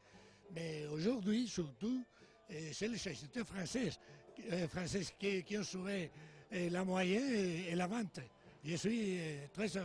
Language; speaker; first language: French; non-native, learner; Spanish